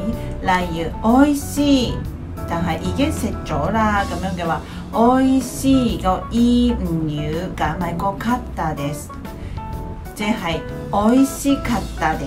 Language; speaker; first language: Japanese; non-native, fluent; Cantonese